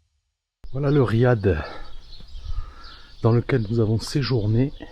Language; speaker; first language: French; native; French